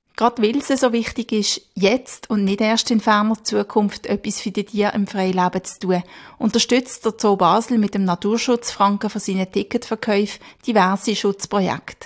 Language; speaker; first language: German; native; German